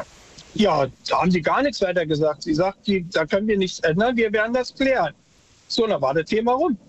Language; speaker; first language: German; native; German